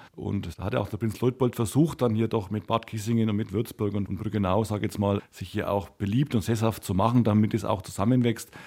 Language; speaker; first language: German; native; German